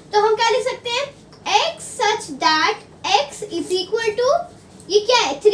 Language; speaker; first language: Hindi; native; Hindi